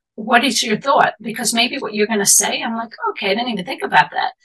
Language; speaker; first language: English; native; English